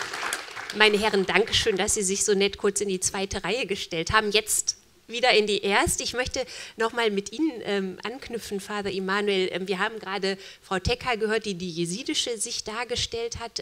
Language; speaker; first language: German; native; German